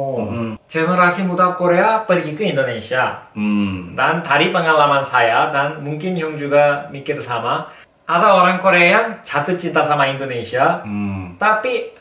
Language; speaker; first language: Indonesian; non-native, fluent; Korean